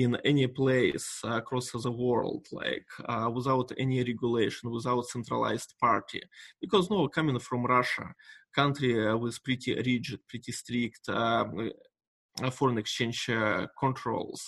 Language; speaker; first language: English; non-native, fluent; Russian